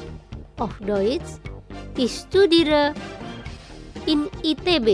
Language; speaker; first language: German; non-native, fluent; Indonesian